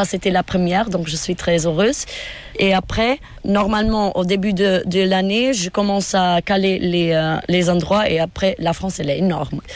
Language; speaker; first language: French; non-native, fluent; Portuguese